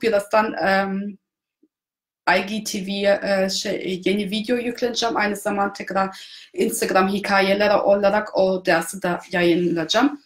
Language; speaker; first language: Turkish; non-native, fluent; German